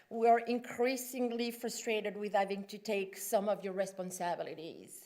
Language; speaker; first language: English; non-native, fluent; French